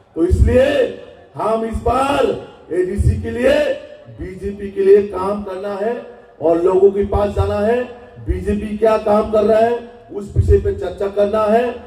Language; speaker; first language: Hindi; non-native, local second language; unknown